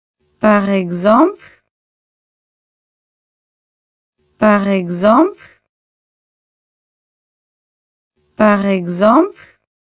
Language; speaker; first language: French; non-native, local second language; Arabic